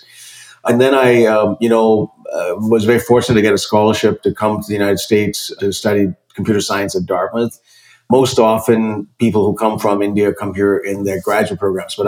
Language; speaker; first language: English; non-native, local second language; Malayalam